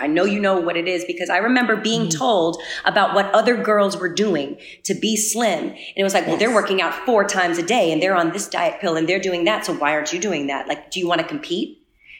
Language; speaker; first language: English; native; English